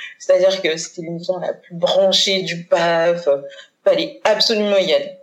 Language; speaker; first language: French; early bilingual, other home language; Haitian Creole